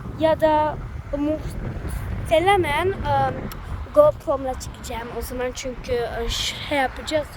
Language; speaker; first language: Turkish; early bilingual, heritage; Turkish